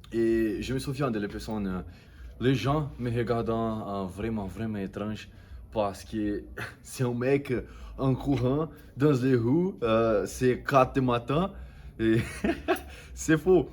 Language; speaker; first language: French; non-native, learner; Portuguese